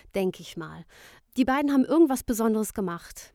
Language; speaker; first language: German; native; German